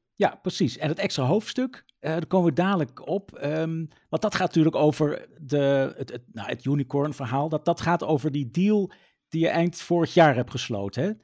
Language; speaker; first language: Dutch; native; Dutch